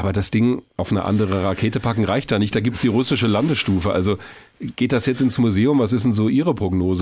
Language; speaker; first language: German; native; German